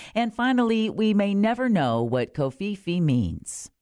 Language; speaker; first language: English; native; English